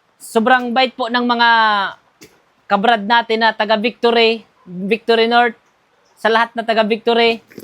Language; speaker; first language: Filipino; non-native, local second language; Bikol